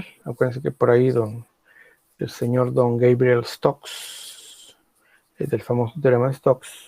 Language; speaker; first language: Spanish; native; Spanish